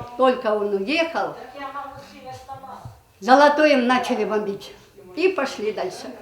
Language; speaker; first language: Russian; native; Russian